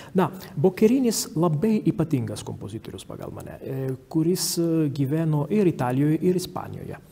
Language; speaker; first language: Lithuanian; non-native, fluent; Italian